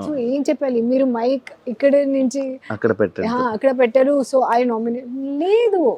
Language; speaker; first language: Telugu; non-native, learner; Hindi